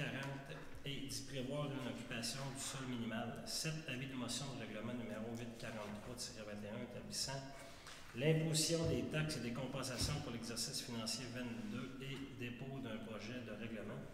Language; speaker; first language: French; native; French